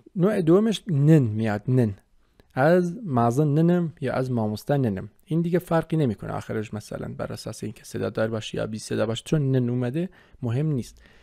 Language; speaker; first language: Persian; non-native, local second language; Kurdish